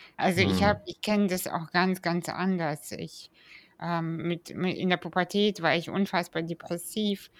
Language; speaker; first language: German; early bilingual, other home language; Russian